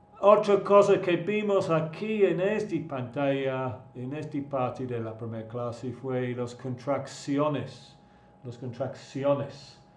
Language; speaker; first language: Spanish; non-native, fluent; English